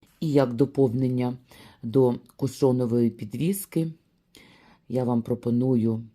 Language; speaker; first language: Ukrainian; native; Ukrainian